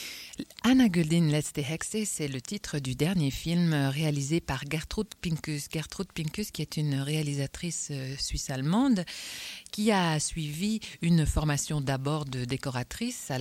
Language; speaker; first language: French; native; French